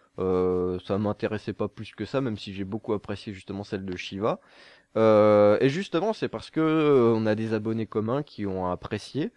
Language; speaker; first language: French; native; French